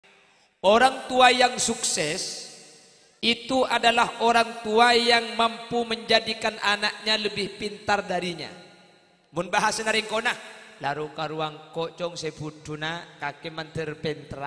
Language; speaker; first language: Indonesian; non-native, local second language; Madurese